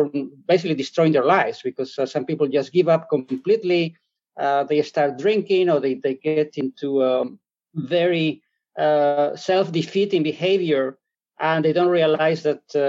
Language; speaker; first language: English; non-native, fluent; Spanish